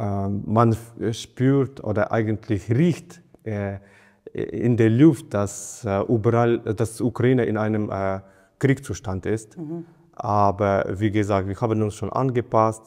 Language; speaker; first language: German; non-native, fluent; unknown